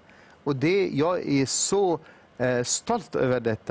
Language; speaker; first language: Swedish; non-native, fluent; Arabic